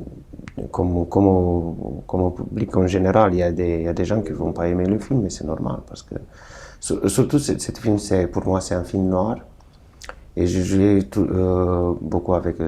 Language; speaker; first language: French; non-native, fluent; Romanian